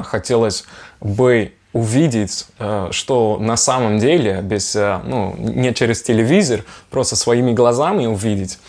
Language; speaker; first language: Russian; non-native, fluent; Dutch